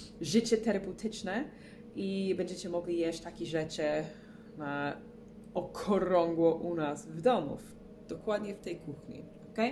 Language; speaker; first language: Polish; non-native, learner; English